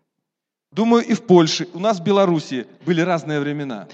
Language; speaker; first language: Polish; non-native, learner; Russian